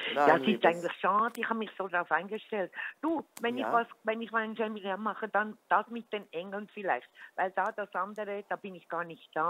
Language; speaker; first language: German; native; German